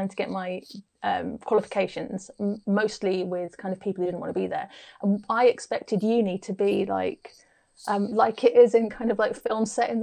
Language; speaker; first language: English; native; English